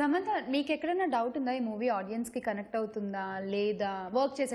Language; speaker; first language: Telugu; native; Telugu